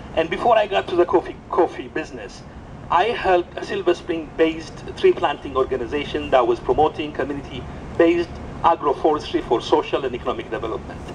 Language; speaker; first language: English; non-native, fluent; Amharic